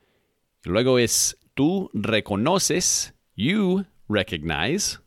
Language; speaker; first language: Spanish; non-native, fluent; English